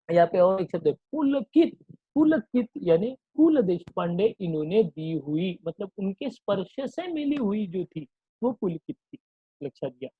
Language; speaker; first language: Hindi; non-native, local second language; Marathi